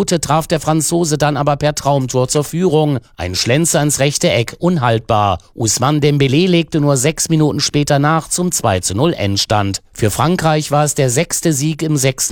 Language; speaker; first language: German; native; German